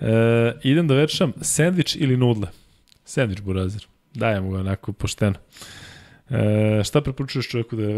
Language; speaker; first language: Serbian; native; Serbian